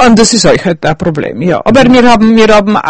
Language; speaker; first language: German; early bilingual, heritage; Yiddish